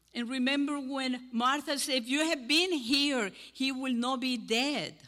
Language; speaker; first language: English; non-native, fluent; Spanish